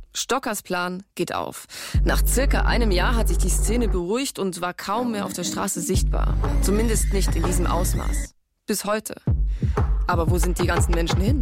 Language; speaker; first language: German; native; German